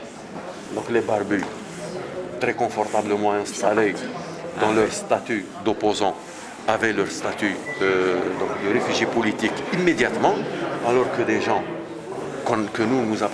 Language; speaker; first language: French; non-native, local second language; Arabic